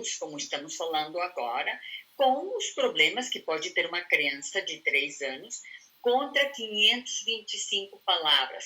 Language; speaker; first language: Portuguese; non-native, fluent; Spanish